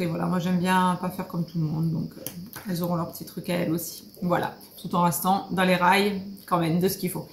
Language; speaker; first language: French; native; French